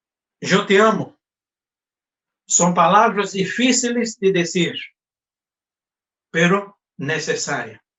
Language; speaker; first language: Spanish; non-native, fluent; Portuguese